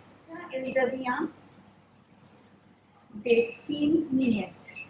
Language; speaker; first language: French; non-native, fluent; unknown